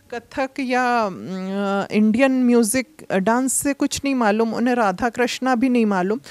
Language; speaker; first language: Hindi; native; Hindi